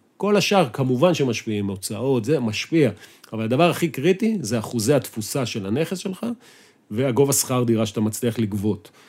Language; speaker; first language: Hebrew; native; Hebrew